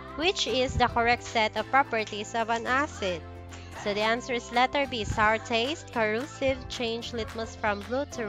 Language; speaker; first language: English; non-native, local second language; Cebuano